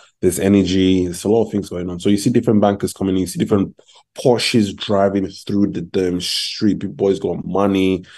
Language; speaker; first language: English; non-native, local second language; Yoruba